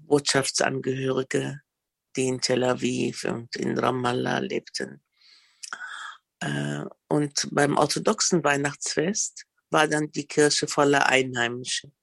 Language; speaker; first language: German; non-native, fluent; Arabic